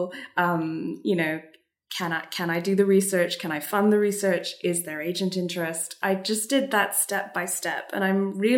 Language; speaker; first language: English; native; English